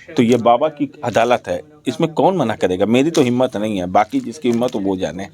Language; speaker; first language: Hindi; native; Hindi